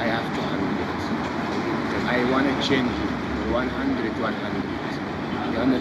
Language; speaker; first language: English; non-native, learner; Arabic